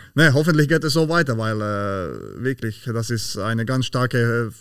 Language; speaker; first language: German; non-native, fluent; Slovak